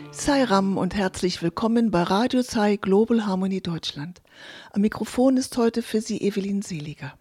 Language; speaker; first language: German; native; German